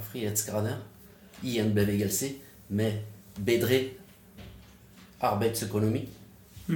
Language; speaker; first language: Norwegian; non-native, fluent; French